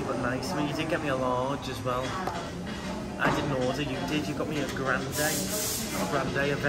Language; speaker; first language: English; native; English